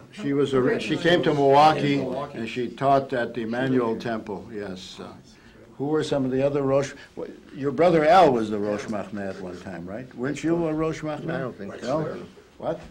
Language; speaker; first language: English; native; English